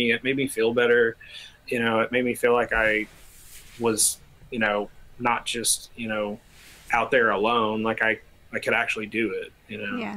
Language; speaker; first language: English; native; English